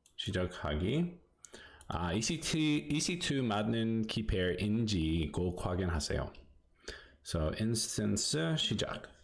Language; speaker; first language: Korean; non-native, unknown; English